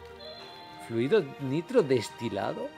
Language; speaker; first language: Spanish; native; Spanish